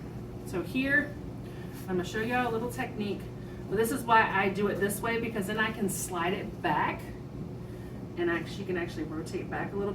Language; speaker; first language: English; native; English